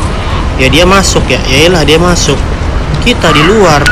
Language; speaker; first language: Indonesian; native; Indonesian